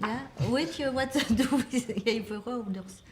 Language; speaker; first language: Dutch; non-native, local second language; French